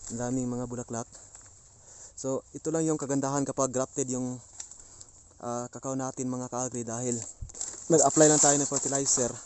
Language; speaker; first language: Filipino; non-native, local second language; Cebuano